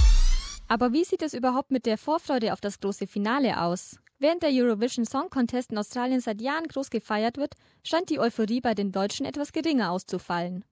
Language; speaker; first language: German; native; German